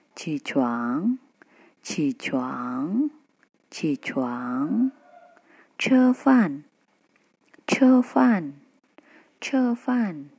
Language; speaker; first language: Chinese; non-native, fluent; Indonesian